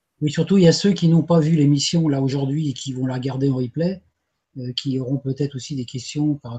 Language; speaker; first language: French; native; French